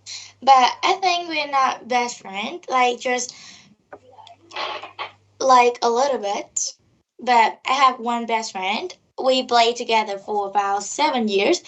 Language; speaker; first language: English; non-native, learner; Vietnamese